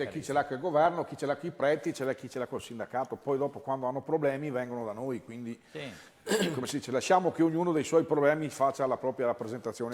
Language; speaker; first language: Italian; native; Italian